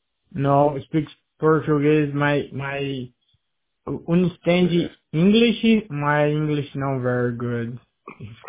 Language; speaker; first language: English; non-native, learner; Portuguese